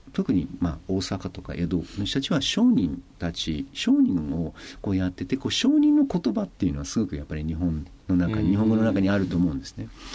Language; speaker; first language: Japanese; non-native, fluent; English